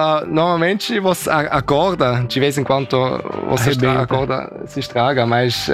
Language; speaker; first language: Portuguese; early bilingual, heritage; Portuguese